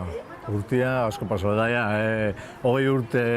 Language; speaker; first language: Basque; non-native, local second language; Spanish